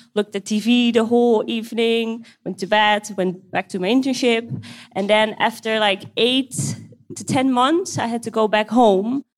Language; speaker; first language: English; non-native, fluent; Dutch